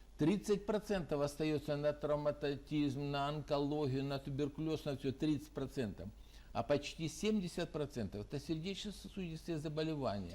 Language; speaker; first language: Russian; native; Russian